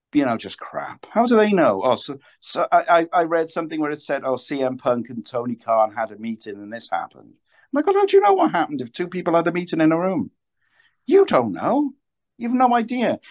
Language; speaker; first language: English; native; English